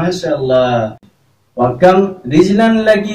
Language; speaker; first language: Arabic; non-native, fluent; Bangla